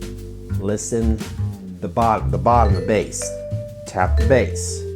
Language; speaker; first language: English; native; English